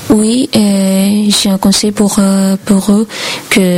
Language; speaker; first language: French; non-native, learner; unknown